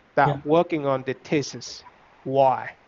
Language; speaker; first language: English; non-native, fluent; Vietnamese